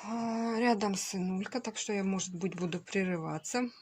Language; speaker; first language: Russian; native; Russian